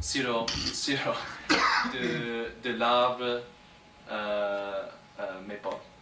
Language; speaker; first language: French; non-native, learner; English